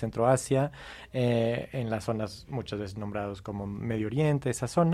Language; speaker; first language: Spanish; non-native, fluent; English